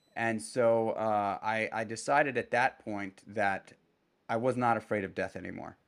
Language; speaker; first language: English; native; English